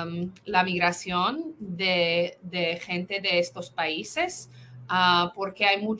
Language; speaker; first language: Spanish; non-native, fluent; English